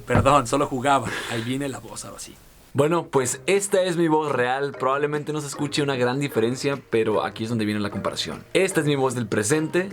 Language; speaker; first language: Spanish; native; Spanish